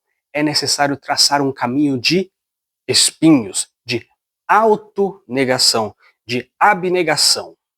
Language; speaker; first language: Portuguese; native; Portuguese